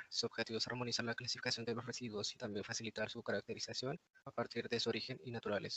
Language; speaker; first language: Spanish; native; Spanish